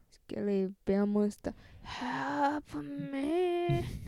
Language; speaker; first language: English; non-native, learner; Japanese